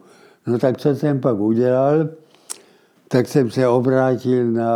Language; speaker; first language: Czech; early bilingual, heritage; Czech